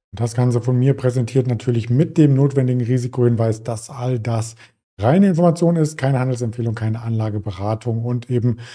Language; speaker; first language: German; native; German